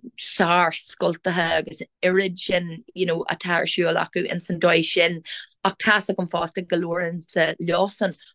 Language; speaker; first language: Irish; non-native, local second language; English